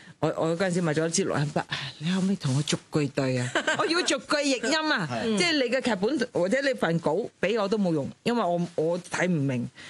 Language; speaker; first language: Cantonese; non-native, fluent; Chinese